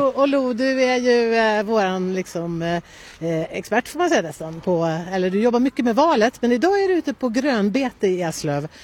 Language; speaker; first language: Swedish; native; Swedish